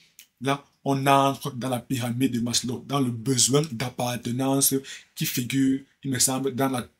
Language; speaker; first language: French; native; French